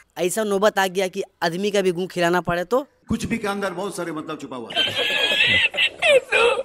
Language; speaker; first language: Hindi; native; Hindi